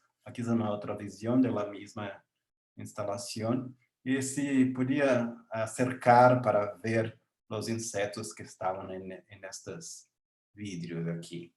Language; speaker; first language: Spanish; non-native, learner; Portuguese